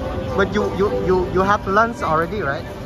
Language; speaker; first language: English; non-native, learner; Vietnamese